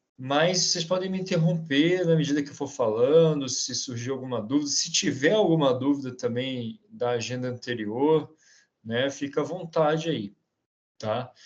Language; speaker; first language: Portuguese; native; Portuguese